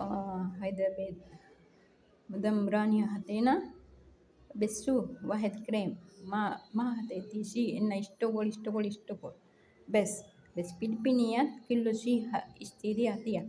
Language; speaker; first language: Arabic; non-native, learner; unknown